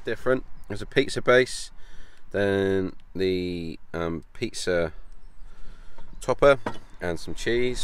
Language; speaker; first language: English; native; English